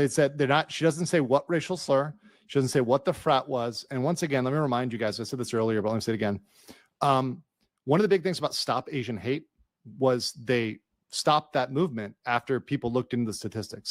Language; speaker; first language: English; native; English